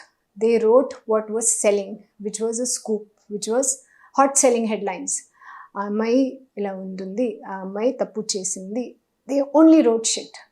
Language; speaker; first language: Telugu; non-native, learner; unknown